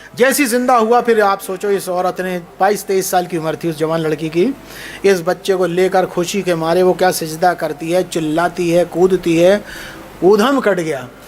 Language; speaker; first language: Hindi; native; Hindi